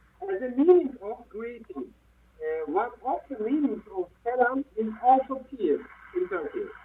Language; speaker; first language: English; non-native, learner; Turkish